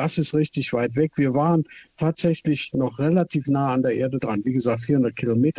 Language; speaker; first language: German; native; German